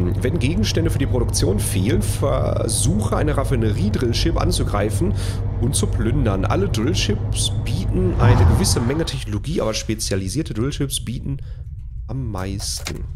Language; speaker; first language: German; native; German